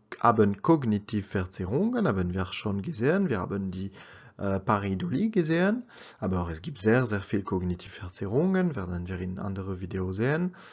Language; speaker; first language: German; non-native, learner; French